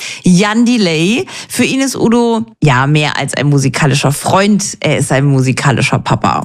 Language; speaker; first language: German; native; German